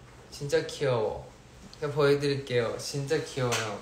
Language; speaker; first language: Korean; non-native, fluent; Thai